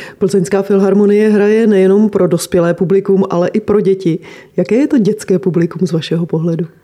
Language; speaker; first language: Czech; native; Czech